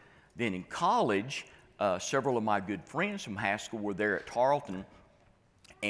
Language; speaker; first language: English; native; English